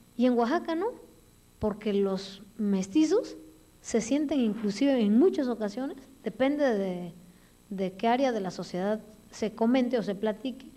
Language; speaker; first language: Spanish; native; Spanish